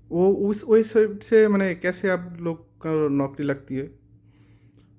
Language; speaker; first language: Hindi; non-native, learner; Bangla